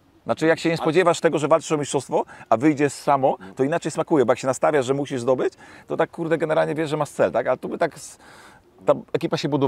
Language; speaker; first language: Polish; native; Polish